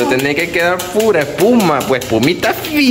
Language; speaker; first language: Spanish; native; Spanish